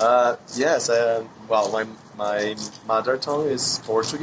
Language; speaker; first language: English; non-native, fluent; Portuguese